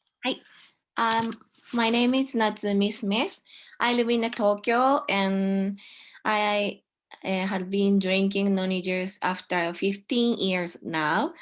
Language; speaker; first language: English; non-native, learner; Japanese